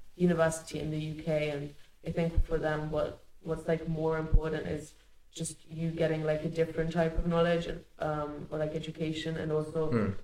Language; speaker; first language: English; early bilingual, other home language; Hungarian